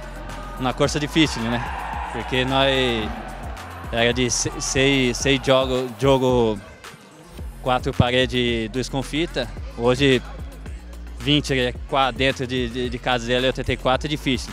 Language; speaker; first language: Italian; non-native, fluent; Portuguese